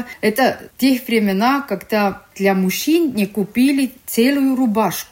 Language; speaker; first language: Russian; non-native, learner; Estonian